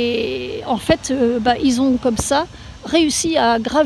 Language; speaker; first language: French; native; French